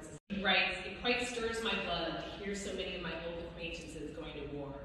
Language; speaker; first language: English; native; English